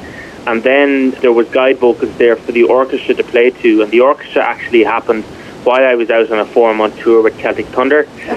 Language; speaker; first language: English; native; English